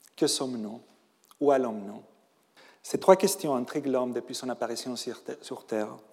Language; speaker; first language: French; non-native, fluent; Spanish